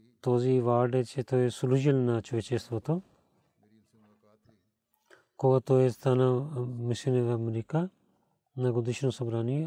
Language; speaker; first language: Bulgarian; non-native, learner; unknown